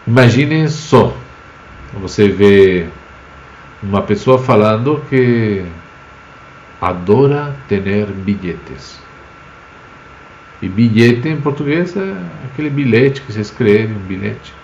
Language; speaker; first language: Portuguese; non-native, fluent; Spanish